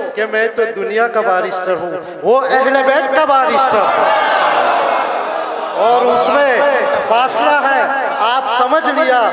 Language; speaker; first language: Urdu; native; Urdu